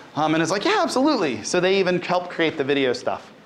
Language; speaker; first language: English; native; English